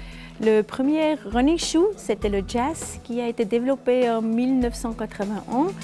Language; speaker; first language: French; non-native, fluent; German